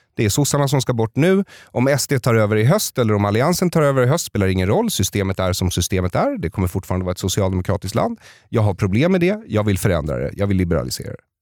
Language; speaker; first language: Swedish; native; Swedish